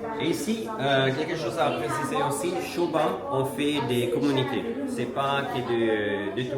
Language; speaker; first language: French; non-native, learner; Italian